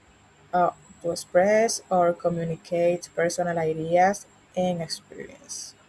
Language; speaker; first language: English; non-native, learner; Spanish